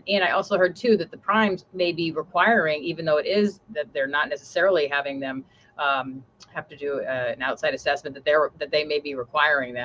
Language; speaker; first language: English; native; English